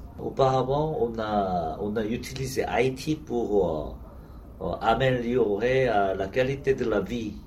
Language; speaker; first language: French; non-native, learner; Korean